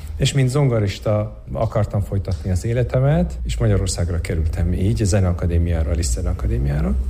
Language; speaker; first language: Hungarian; non-native, fluent; Turkish